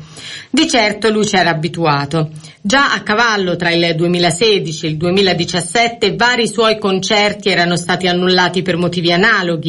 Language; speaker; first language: Italian; native; Italian